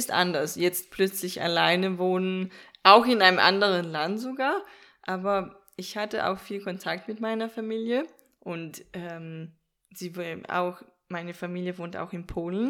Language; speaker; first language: German; non-native, fluent; Danish